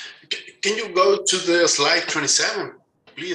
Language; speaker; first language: English; non-native, fluent; Spanish